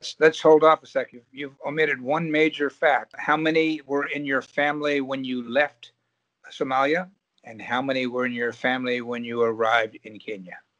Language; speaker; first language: English; native; English